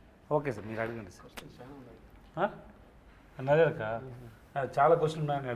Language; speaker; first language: Telugu; non-native, learner; Tamil